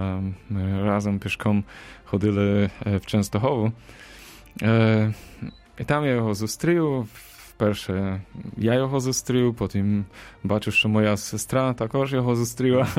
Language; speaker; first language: Ukrainian; non-native, fluent; Polish